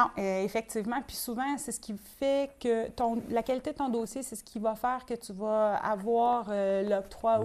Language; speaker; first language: French; native; French